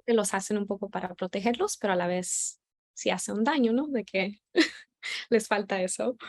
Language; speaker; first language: Spanish; early bilingual, heritage; Spanish